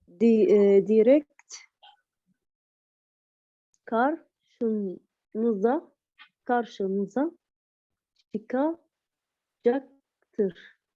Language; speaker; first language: Turkish; non-native, learner; Arabic